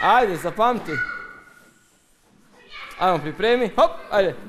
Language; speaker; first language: Croatian; native; Croatian